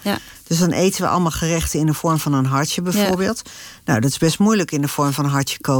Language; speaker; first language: Dutch; native; Dutch